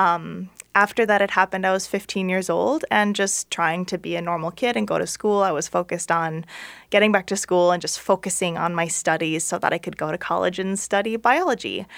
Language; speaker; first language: English; native; English